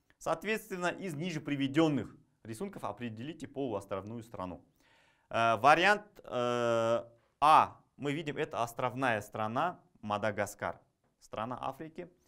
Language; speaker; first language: Russian; non-native, local second language; Kazakh